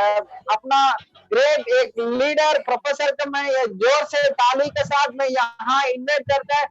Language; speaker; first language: Hindi; non-native, local second language; Tamil